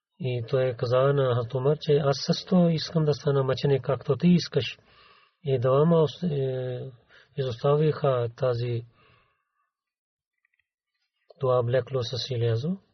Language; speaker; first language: Bulgarian; non-native, learner; Urdu